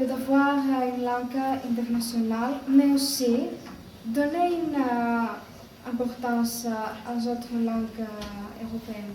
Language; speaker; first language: French; non-native, learner; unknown